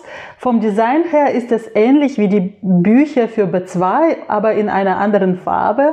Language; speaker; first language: German; non-native, fluent; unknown